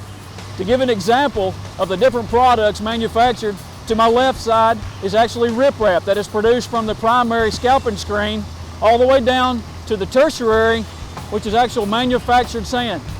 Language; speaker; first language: English; native; English